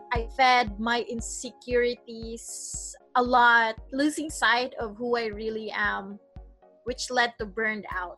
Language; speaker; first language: English; non-native, local second language; Cebuano